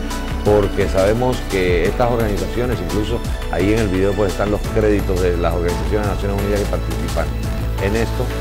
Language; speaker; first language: Spanish; native; Spanish